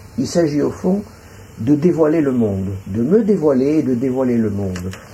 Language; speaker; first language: French; non-native, local second language; Arabic